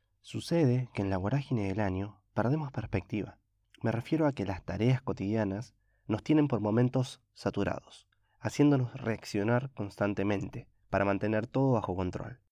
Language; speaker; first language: Spanish; native; Spanish